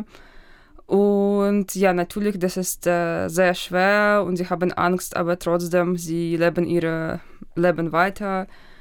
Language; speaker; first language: German; non-native, fluent; Russian